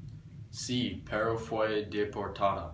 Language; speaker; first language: Spanish; non-native, learner; English